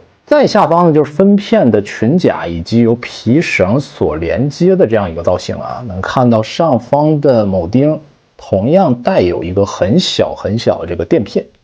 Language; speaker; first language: Chinese; native; Chinese